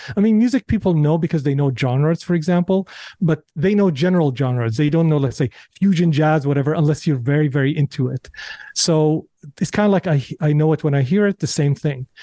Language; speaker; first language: English; non-native, fluent; Arabic